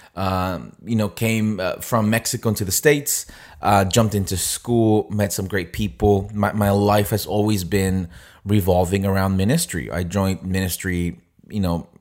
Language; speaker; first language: English; non-native, fluent; Spanish